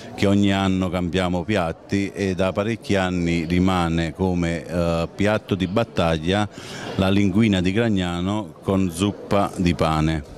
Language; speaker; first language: Italian; native; Italian